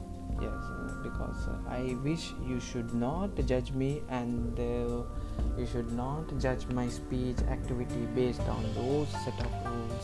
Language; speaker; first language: English; non-native, local second language; Tamil